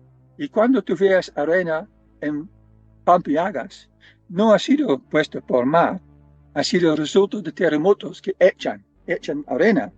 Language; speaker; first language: Spanish; non-native, fluent; English